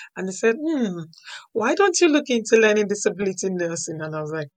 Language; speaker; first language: English; non-native, local second language; Yoruba